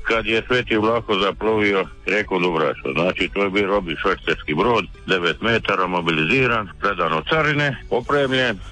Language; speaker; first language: Croatian; native; Croatian